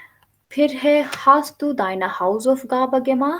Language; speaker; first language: German; non-native, fluent; Urdu